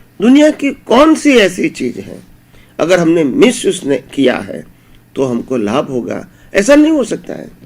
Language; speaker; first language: Hindi; native; Hindi